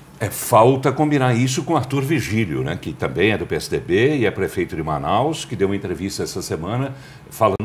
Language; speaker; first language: Portuguese; native; Portuguese